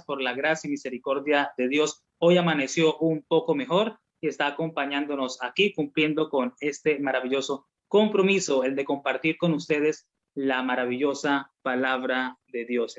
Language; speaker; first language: Spanish; native; Spanish